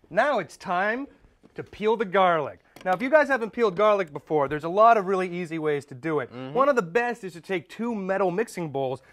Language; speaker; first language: English; native; English